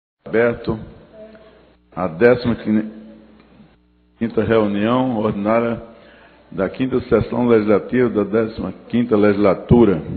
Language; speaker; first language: Portuguese; native; Portuguese